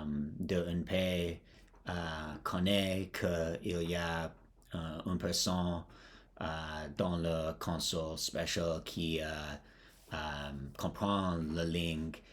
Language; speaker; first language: French; non-native, learner; English